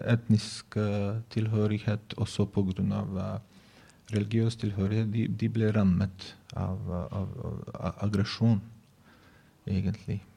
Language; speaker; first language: Norwegian; non-native, fluent; Bosnian